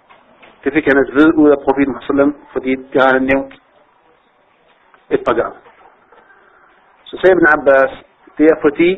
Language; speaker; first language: Danish; non-native, fluent; Arabic